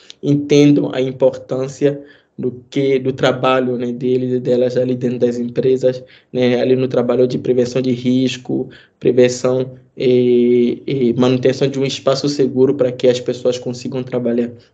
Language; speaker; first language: Portuguese; non-native, fluent; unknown